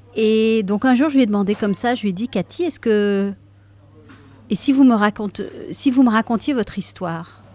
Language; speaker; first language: French; native; French